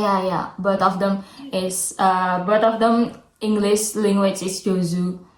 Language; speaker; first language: English; non-native, learner; Indonesian